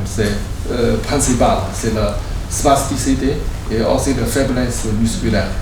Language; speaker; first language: French; non-native, learner; Chinese